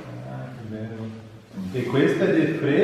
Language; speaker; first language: Italian; non-native, learner; Portuguese